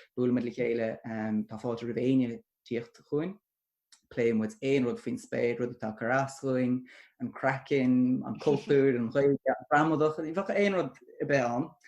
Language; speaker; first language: Irish; non-native, local second language; English